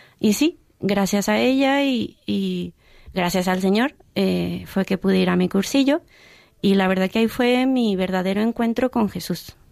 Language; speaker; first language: Spanish; early bilingual, heritage; Spanish